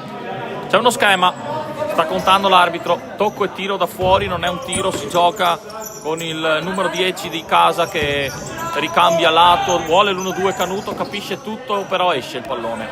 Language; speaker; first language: Italian; native; Italian